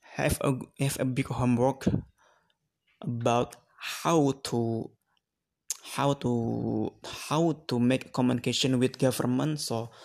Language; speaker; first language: English; non-native, learner; Indonesian